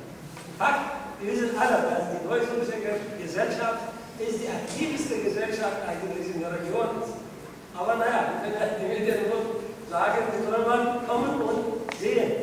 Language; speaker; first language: German; non-native, fluent; Arabic